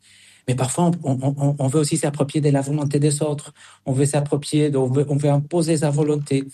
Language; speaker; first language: French; non-native, fluent; Spanish